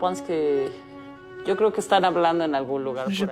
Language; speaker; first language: French; non-native, learner; Spanish